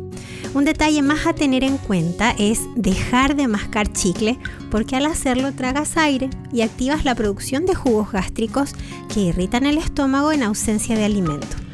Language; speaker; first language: Spanish; native; Spanish